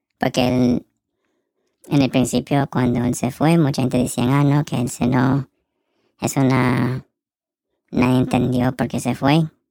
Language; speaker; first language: Spanish; early bilingual, heritage; Spanish